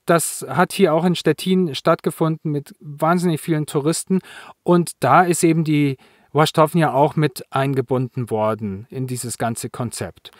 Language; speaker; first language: German; native; German